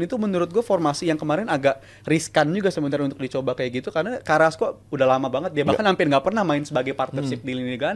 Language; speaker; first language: Indonesian; native; Indonesian